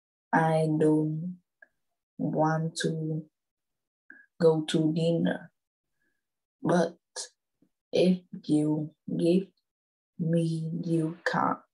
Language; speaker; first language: English; non-native, learner; Vietnamese